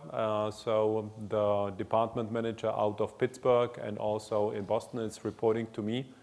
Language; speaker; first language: English; non-native, fluent; German